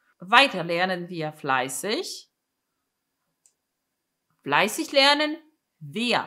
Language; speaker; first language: German; non-native, fluent; Polish